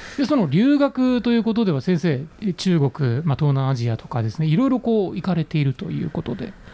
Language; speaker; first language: Japanese; native; Japanese